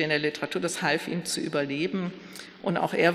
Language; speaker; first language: German; native; German